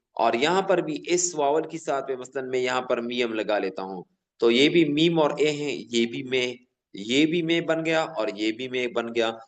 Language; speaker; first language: Urdu; non-native, local second language; Pashto